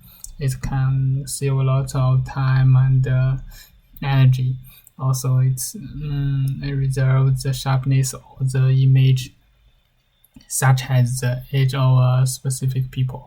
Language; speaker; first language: English; non-native, learner; Chinese